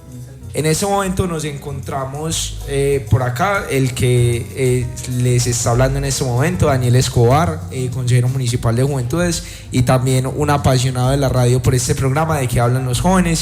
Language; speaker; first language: Spanish; native; Spanish